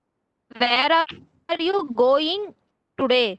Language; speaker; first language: English; non-native, learner; Tamil